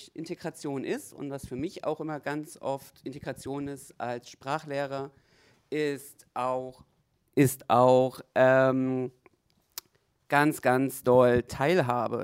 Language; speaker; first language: German; native; German